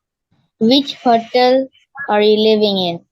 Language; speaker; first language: English; non-native, learner; Tamil